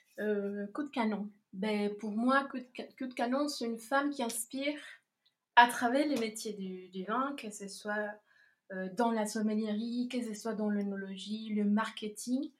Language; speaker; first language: French; non-native, fluent; Spanish